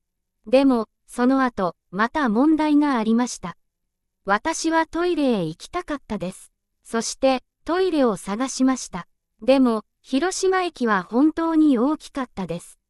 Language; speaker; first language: Japanese; non-native, fluent; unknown